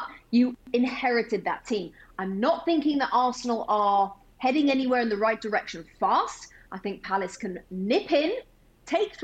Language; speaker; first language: English; native; English